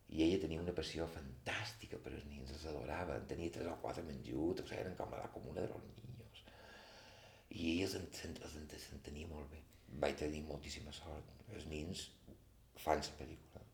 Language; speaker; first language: Catalan; native; Catalan